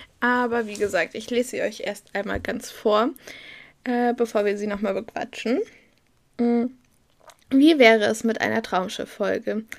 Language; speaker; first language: German; native; German